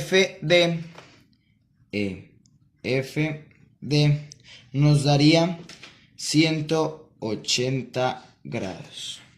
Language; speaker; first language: Spanish; native; Spanish